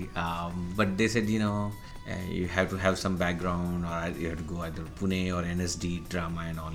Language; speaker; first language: English; non-native, local second language; Marathi